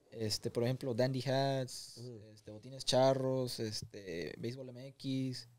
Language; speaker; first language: Spanish; early bilingual, heritage; Spanish